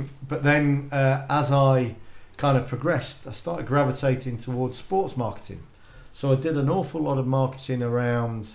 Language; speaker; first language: English; native; English